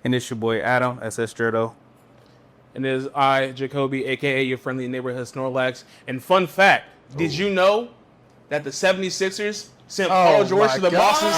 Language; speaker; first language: English; native; English